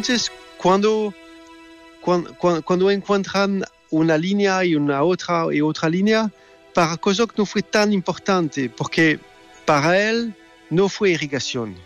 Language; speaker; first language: Spanish; non-native, fluent; French